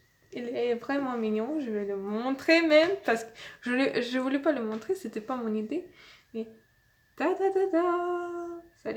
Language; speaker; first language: French; non-native, learner; Russian